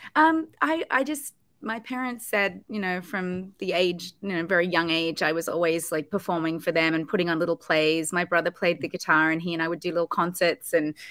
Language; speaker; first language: English; native; English